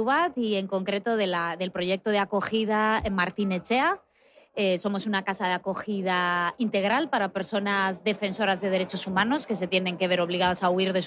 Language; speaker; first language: Spanish; native; Spanish